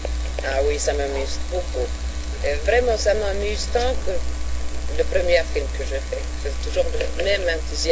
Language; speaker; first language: French; non-native, fluent; Swedish